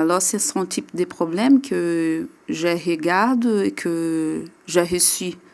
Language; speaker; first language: French; non-native, learner; Portuguese